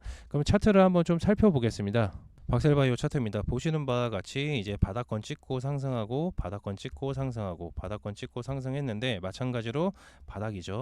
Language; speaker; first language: Korean; native; Korean